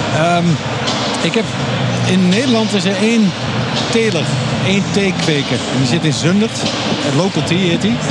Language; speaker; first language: Dutch; native; Dutch